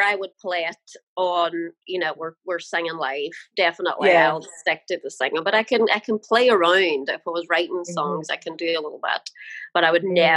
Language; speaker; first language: English; native; English